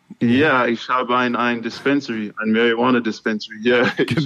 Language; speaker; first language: German; non-native, learner; English